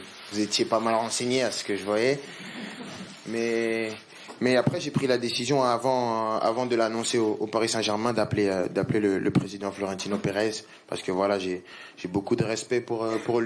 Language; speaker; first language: French; native; French